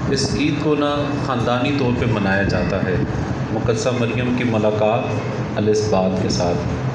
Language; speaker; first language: Urdu; non-native, local second language; Punjabi